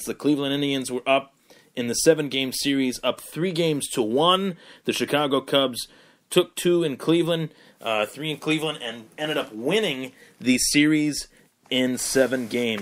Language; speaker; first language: English; native; English